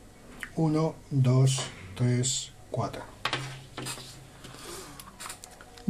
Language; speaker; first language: Spanish; native; Spanish